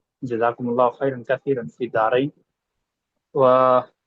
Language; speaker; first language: Arabic; non-native, fluent; Urdu